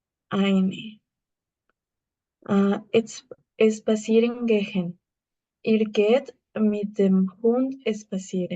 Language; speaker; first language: German; non-native, learner; Spanish